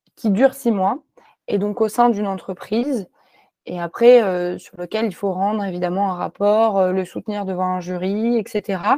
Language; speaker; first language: French; native; French